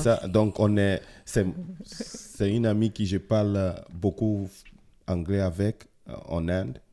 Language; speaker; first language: French; non-native, fluent; Ewe